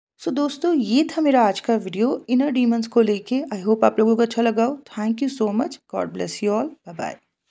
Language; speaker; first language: Hindi; native; Hindi